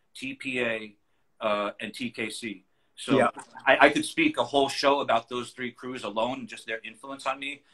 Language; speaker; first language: English; native; English